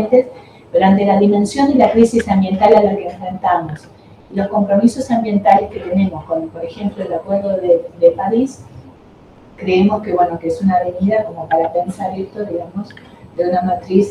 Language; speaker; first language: Spanish; native; Spanish